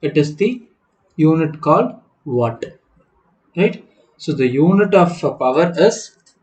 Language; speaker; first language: English; non-native, local second language; Tamil